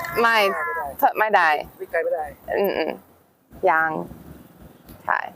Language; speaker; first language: Thai; non-native, learner; English